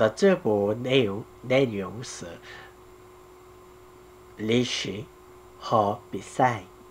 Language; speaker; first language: Chinese; non-native, learner; Korean